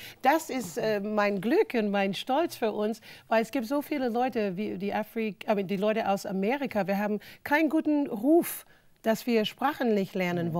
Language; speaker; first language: German; non-native, fluent; English